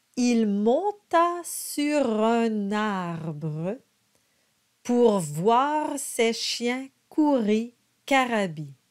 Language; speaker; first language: French; native; French